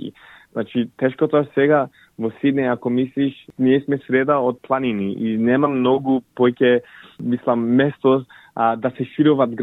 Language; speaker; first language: Macedonian; early bilingual, heritage; English